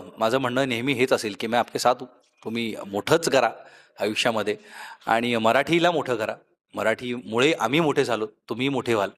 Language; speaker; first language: Marathi; native; Marathi